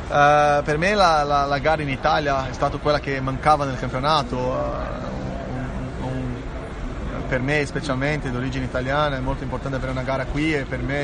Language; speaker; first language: Italian; early bilingual, heritage; Portuguese